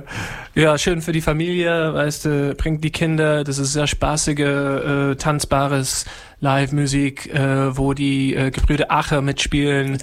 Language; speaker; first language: German; non-native, fluent; English